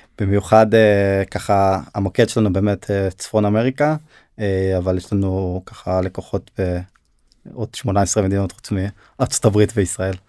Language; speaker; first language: Hebrew; early bilingual, other home language; Turkish